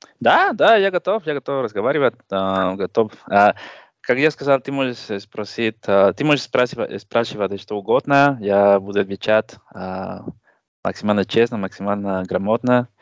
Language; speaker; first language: Russian; non-native, learner; Spanish